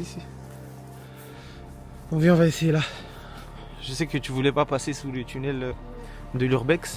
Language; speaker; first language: French; native; French